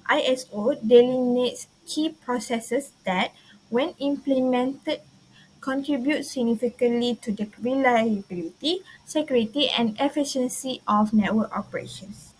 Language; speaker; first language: English; non-native, local second language; Malay